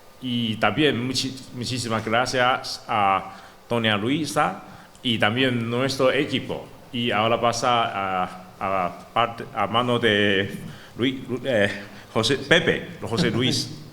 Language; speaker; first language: Spanish; non-native, learner; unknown